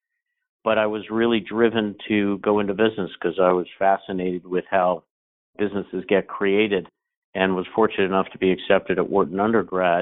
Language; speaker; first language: English; native; English